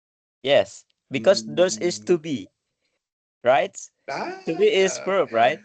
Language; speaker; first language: English; non-native, learner; Indonesian